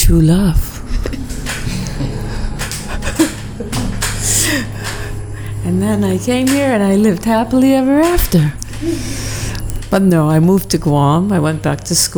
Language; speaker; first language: English; native; English